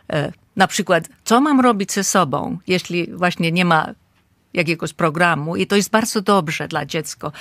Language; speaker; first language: Polish; non-native, fluent; Finnish